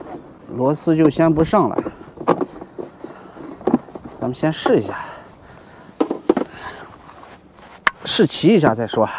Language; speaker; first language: Chinese; native; Chinese